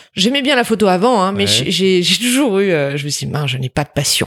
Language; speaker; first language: French; native; French